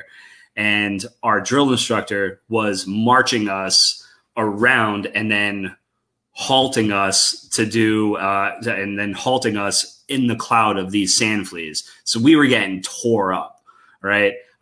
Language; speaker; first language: English; native; English